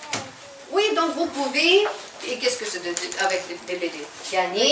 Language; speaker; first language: French; non-native, fluent; Ukrainian